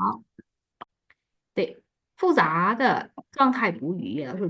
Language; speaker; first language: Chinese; non-native, fluent; Burmese